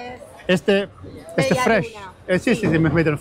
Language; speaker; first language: Spanish; non-native, learner; Urdu